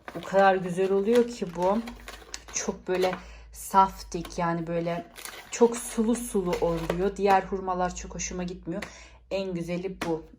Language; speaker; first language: Turkish; early bilingual, heritage; Turkish